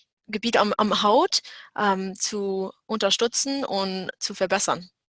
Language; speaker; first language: German; non-native, fluent; English